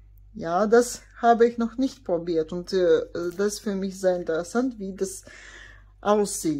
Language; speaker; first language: German; non-native, fluent; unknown